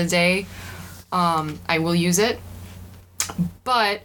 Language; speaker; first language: English; early bilingual, other home language; Albanian